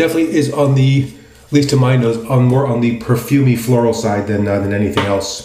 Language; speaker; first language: English; native; English